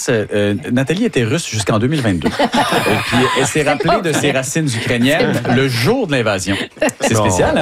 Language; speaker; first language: French; native; French